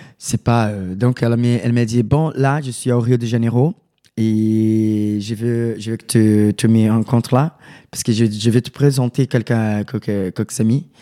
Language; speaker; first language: French; non-native, learner; Portuguese